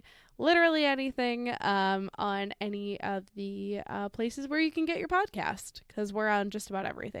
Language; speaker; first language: English; native; English